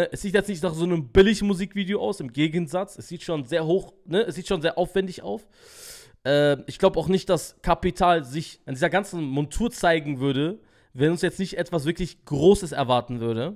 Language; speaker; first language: German; native; German